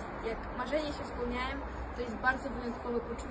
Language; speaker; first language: Polish; non-native, fluent; Russian